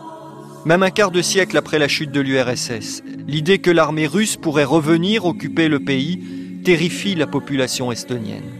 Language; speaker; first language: French; native; French